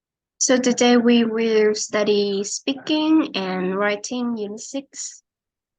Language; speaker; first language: English; non-native, fluent; Vietnamese